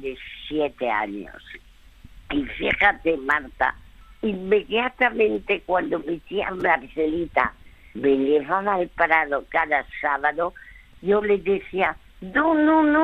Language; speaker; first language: Spanish; early bilingual, other home language; French